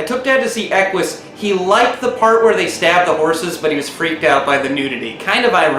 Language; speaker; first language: English; native; English